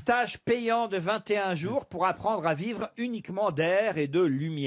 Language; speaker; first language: French; native; French